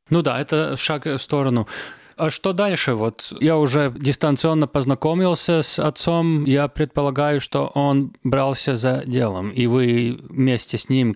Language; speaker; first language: Russian; non-native, local second language; Latvian